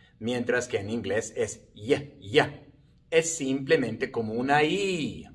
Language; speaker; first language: Spanish; non-native, fluent; English